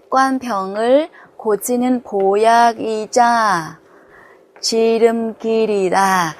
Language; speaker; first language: Korean; non-native, fluent; Vietnamese